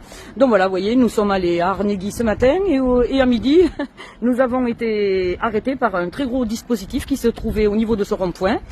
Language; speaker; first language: French; native; French